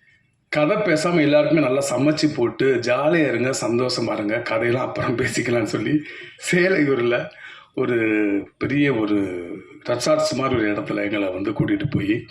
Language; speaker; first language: Tamil; native; Tamil